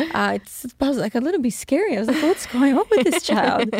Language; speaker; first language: English; non-native, fluent; Portuguese